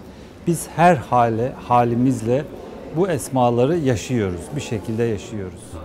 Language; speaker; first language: Turkish; native; Turkish